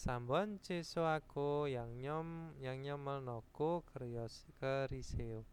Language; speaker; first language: Korean; non-native, fluent; Indonesian